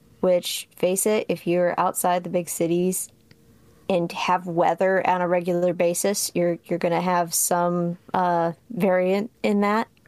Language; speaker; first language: English; native; English